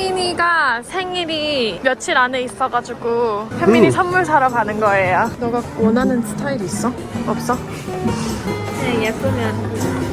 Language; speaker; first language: Korean; early bilingual, heritage; English